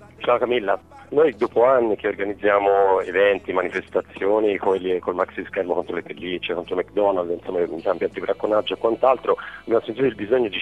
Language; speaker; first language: Italian; native; Italian